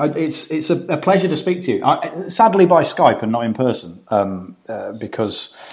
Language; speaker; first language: English; native; English